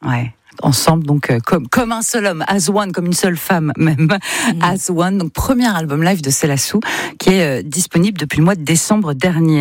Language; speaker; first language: French; native; French